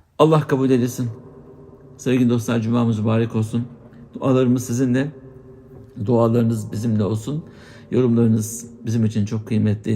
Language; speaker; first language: Turkish; native; Turkish